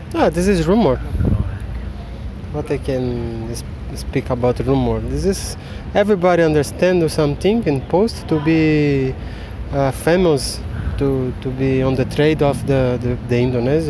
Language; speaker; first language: English; non-native, learner; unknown